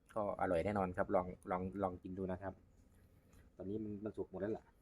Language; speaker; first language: Thai; non-native, local second language; Northeastern Thai